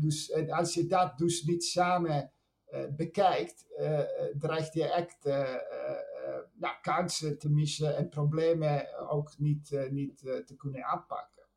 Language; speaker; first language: Dutch; non-native, fluent; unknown